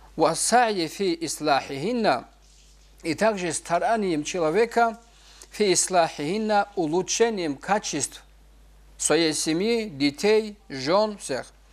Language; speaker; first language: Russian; non-native, local second language; Avaric